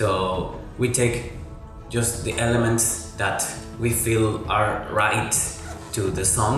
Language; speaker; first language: English; non-native, local second language; Spanish